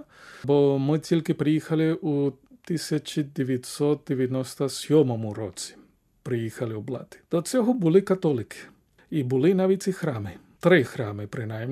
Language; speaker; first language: Ukrainian; non-native, fluent; Spanish